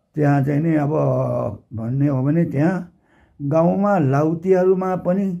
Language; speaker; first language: Nepali; non-native, local second language; Limbu